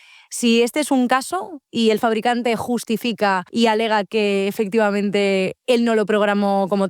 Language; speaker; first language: Spanish; native; Spanish